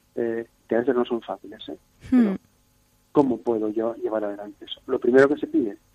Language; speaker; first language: Spanish; native; Spanish